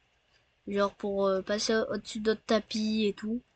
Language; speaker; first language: French; native; French